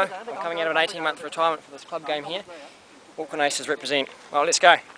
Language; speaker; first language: English; native; English